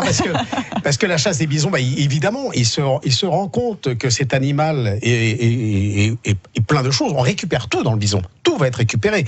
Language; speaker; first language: French; native; French